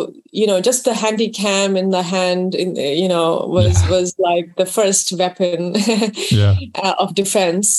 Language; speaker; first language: English; non-native, local second language; Urdu